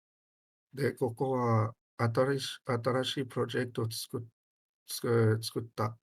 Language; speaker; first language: Japanese; non-native, learner; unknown